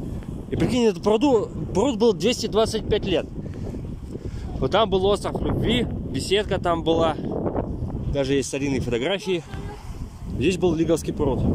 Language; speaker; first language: Russian; native; Russian